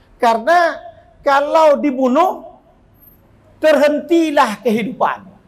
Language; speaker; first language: Malay; non-native, local second language; Achinese